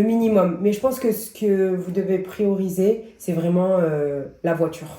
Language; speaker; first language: French; native; French